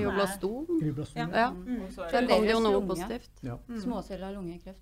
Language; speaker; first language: Norwegian; non-native, fluent; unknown